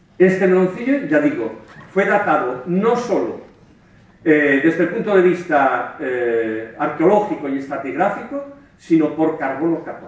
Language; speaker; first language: Spanish; native; Spanish